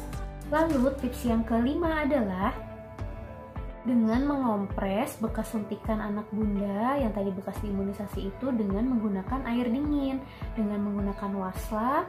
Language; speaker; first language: Indonesian; native; Indonesian